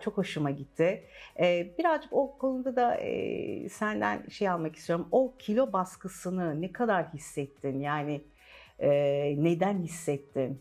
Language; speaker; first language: Turkish; native; Turkish